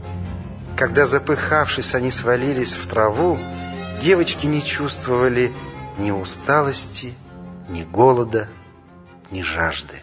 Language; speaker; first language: Russian; native; Russian